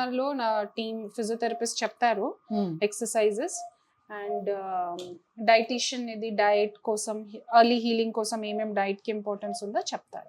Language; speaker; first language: Telugu; non-native, local second language; Hindi